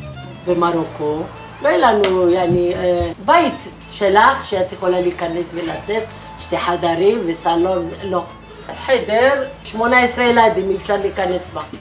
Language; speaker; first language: Hebrew; early bilingual, other home language; Arabic